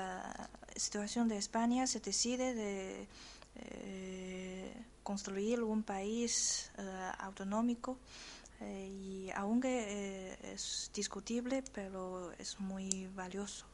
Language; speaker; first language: Spanish; non-native, learner; Chinese